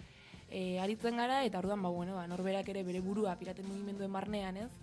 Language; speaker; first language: Basque; native; Basque